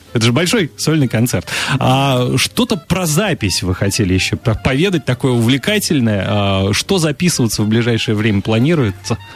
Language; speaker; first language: Russian; native; Russian